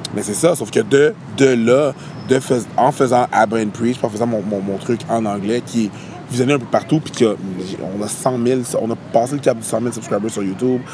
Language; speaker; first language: French; native; French